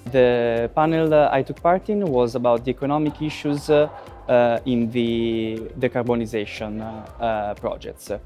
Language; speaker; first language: English; non-native, fluent; Italian